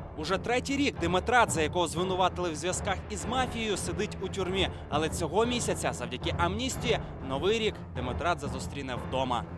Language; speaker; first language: Ukrainian; native; Ukrainian